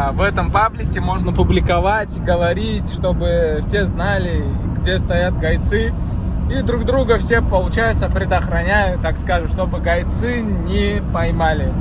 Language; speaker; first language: Russian; non-native, fluent; Turkmen